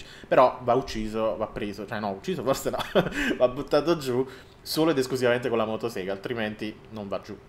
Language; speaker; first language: Italian; native; Italian